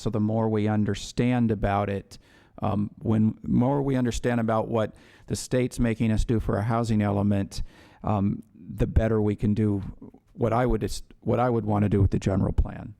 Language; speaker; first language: English; native; English